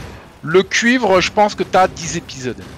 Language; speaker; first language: French; native; French